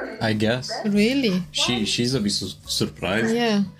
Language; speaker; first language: English; non-native, fluent; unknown